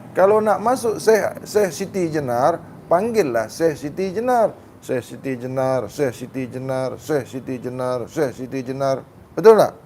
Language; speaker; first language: Malay; native; Malay